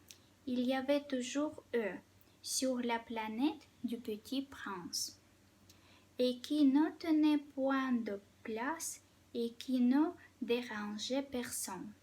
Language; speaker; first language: French; non-native, fluent; Russian